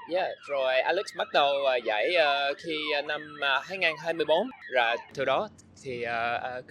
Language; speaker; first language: Vietnamese; non-native, learner; English